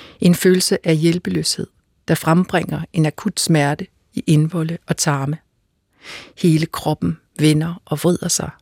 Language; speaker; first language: Danish; native; Danish